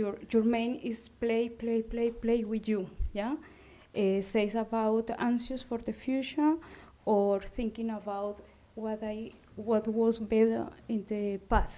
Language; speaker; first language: English; non-native, learner; Spanish